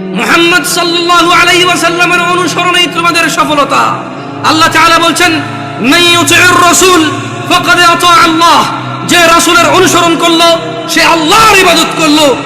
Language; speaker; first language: Bangla; early bilingual, heritage; Bangla